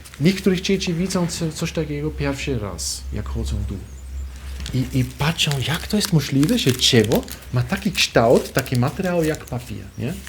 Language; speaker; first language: Polish; non-native, fluent; German